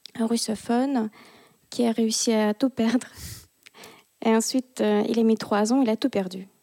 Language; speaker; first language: French; non-native, fluent; Russian